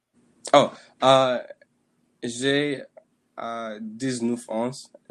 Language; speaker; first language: French; non-native, learner; English